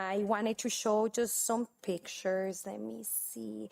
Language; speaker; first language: English; non-native, fluent; Spanish